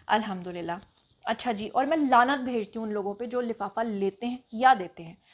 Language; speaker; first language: Urdu; non-native, local second language; Punjabi